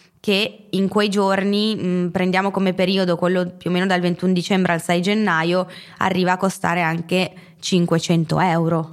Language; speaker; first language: Italian; native; Italian